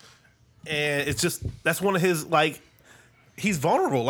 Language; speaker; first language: English; native; English